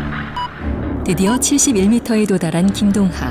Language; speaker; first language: Korean; native; Korean